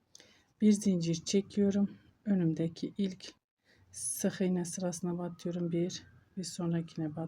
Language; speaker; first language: Turkish; native; Turkish